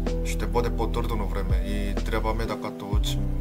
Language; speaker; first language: Bulgarian; non-native, learner; Korean